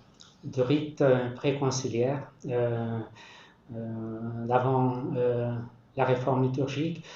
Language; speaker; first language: French; non-native, fluent; Hungarian